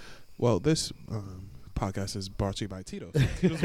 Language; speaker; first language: English; native; English